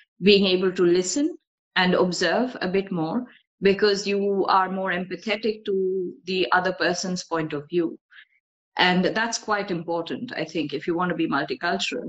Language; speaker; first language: English; non-native, local second language; Bangla